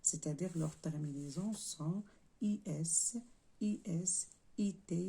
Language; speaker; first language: French; non-native, local second language; Arabic